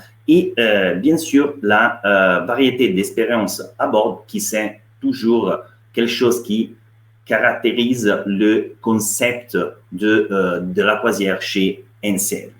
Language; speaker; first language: French; non-native, fluent; Italian